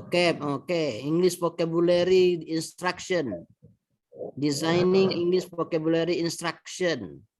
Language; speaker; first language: English; non-native, fluent; Indonesian